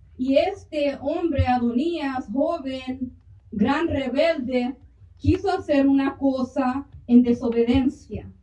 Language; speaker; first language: Spanish; early bilingual, heritage; Spanish